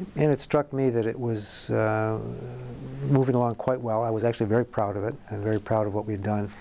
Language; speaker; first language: English; native; English